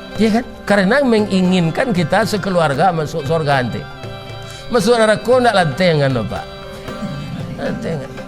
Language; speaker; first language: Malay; non-native, local second language; Minangkabau